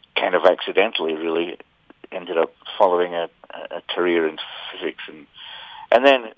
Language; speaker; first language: English; native; English